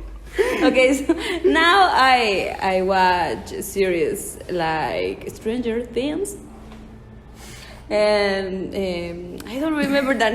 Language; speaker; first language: English; non-native, learner; Spanish